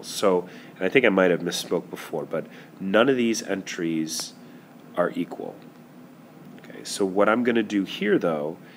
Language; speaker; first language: English; native; English